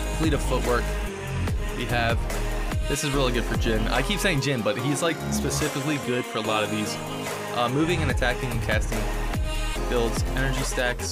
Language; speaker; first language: English; native; English